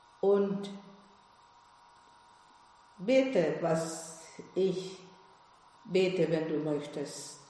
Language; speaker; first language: German; non-native, fluent; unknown